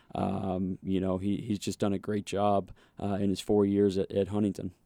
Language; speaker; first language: English; native; English